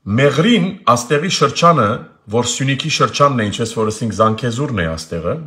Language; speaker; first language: Armenian; early bilingual, heritage; Armenian